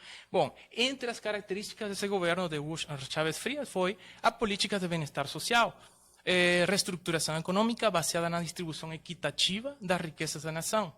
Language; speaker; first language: Portuguese; non-native, fluent; Spanish